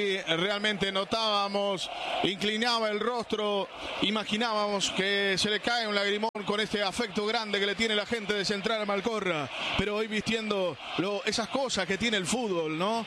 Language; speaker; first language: Spanish; native; Spanish